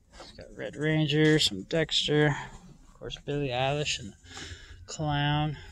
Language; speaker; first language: English; native; English